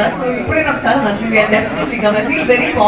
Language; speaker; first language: Telugu; non-native, local second language; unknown